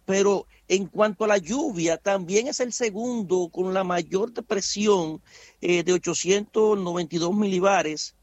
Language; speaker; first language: Spanish; native; Spanish